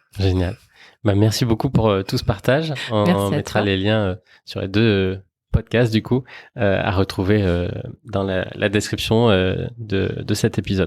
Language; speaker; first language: French; native; French